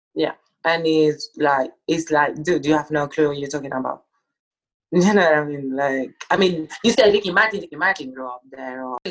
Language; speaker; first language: English; non-native, fluent; Spanish